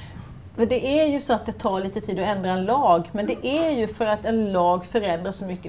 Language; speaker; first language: Swedish; native; Swedish